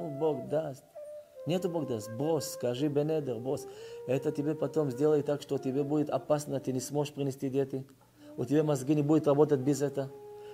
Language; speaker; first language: Russian; early bilingual, heritage; Russian